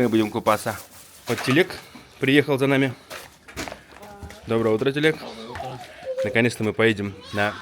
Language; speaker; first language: Russian; native; Russian